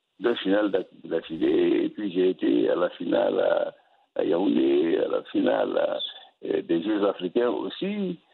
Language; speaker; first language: French; non-native, local second language; Bambara